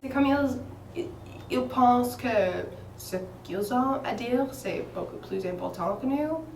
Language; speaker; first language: French; non-native, fluent; English